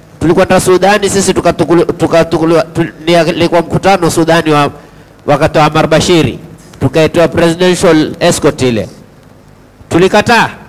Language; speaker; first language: Swahili; native; Swahili